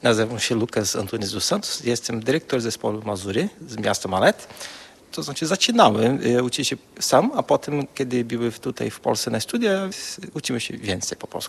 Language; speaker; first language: Polish; non-native, fluent; Portuguese